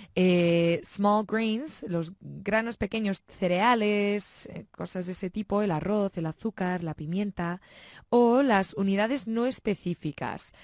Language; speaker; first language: Spanish; native; Spanish